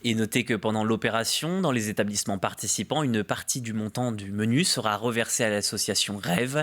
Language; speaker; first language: French; native; French